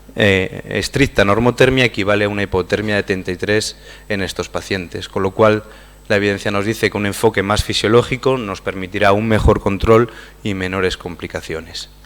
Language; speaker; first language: Spanish; native; Spanish